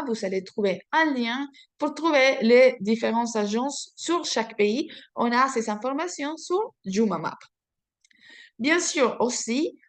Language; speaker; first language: French; non-native, fluent; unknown